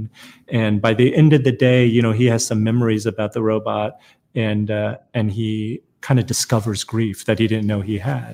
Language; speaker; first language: English; native; English